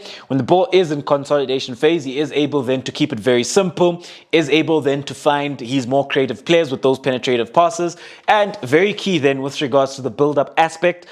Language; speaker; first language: English; non-native, local second language; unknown